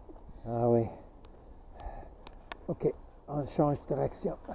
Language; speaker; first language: French; non-native, local second language; English